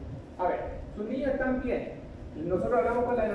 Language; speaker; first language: Spanish; native; Spanish